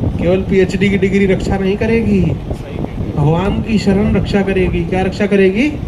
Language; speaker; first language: Hindi; native; Hindi